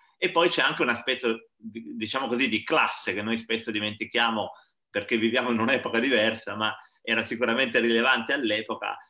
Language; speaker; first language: Italian; native; Italian